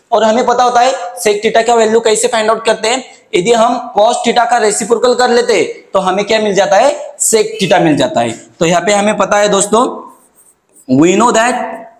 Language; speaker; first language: Hindi; non-native, local second language; Marathi